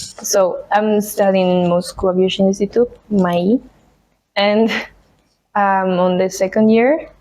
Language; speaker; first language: English; non-native, fluent; Spanish